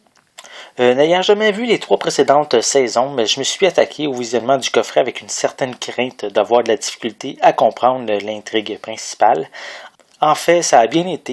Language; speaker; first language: French; native; French